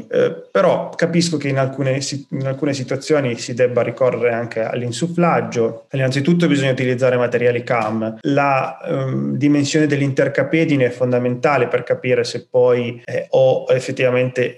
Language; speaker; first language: Italian; native; Italian